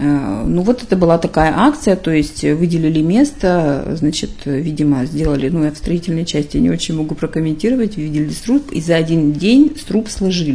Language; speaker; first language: Russian; native; Russian